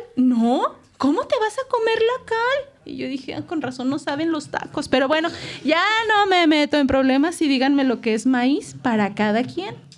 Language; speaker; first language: Spanish; native; Spanish